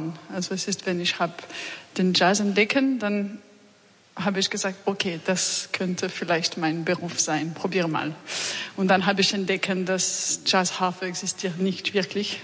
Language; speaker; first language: German; non-native, learner; French